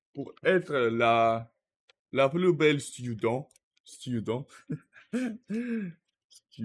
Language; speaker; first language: French; non-native, learner; Russian